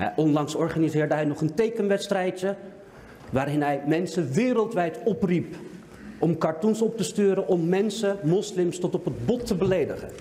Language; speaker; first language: Dutch; early bilingual, other home language; Turkish